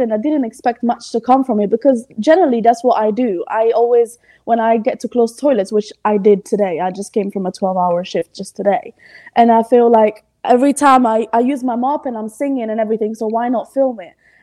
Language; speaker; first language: English; non-native, fluent; Italian